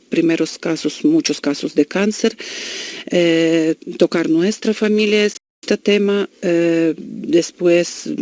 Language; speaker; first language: Spanish; non-native, learner; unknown